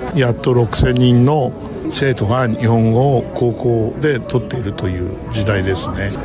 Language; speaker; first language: Japanese; native; Japanese